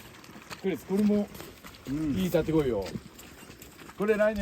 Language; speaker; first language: Japanese; native; Japanese